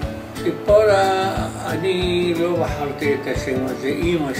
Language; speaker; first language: Hebrew; non-native, fluent; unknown